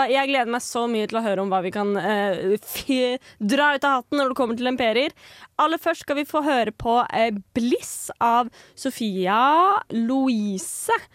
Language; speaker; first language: Norwegian; native; Norwegian